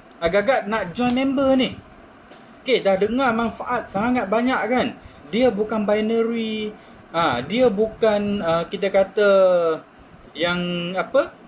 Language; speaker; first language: Malay; non-native, local second language; Chinese